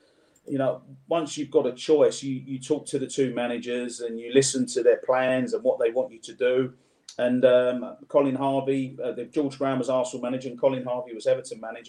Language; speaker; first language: English; native; English